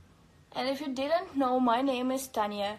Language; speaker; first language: English; non-native, learner; Russian